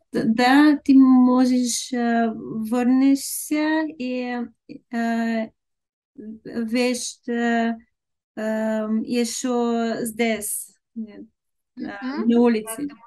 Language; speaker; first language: Russian; non-native, learner; Bulgarian